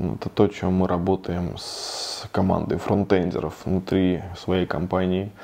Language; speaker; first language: Russian; native; Russian